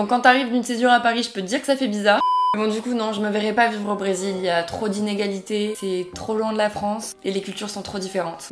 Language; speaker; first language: French; native; French